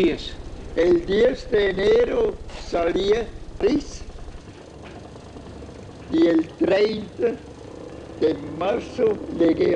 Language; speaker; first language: Spanish; non-native, fluent; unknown